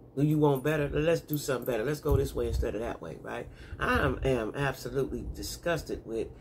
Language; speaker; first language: English; native; English